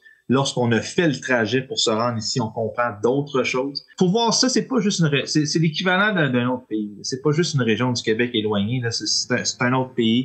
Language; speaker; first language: French; native; French